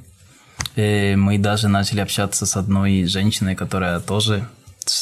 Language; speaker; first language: Russian; non-native, fluent; Spanish